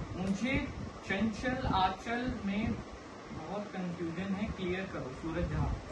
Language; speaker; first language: Hindi; native; Hindi